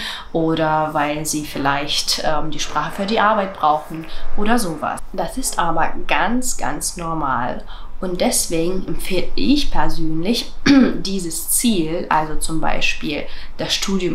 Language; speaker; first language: German; non-native, fluent; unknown